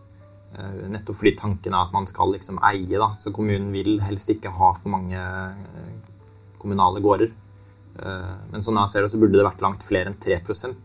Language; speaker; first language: Norwegian; native; Norwegian